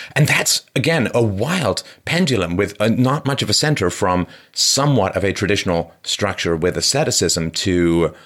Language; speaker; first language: English; native; English